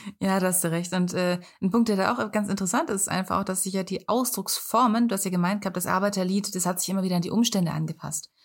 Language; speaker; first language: German; native; German